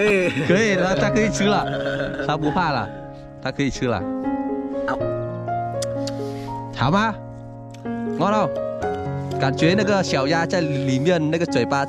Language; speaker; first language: Chinese; non-native, fluent; Vietnamese